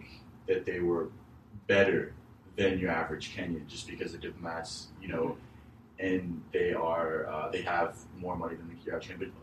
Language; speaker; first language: English; native; English